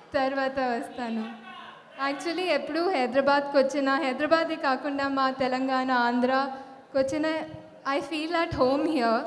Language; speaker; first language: Telugu; non-native, fluent; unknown